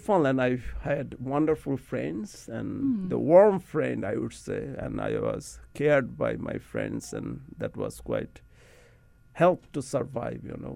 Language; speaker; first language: English; non-native, local second language; Bangla